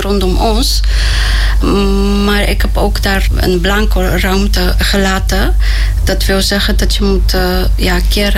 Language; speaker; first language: Dutch; non-native, fluent; Polish